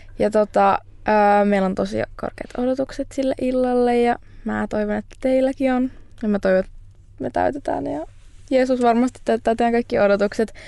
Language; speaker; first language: Finnish; native; Finnish